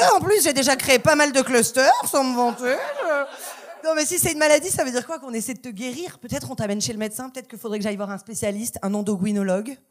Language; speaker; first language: French; native; French